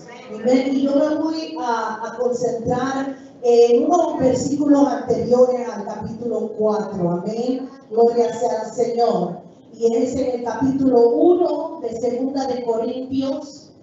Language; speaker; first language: Spanish; native; Spanish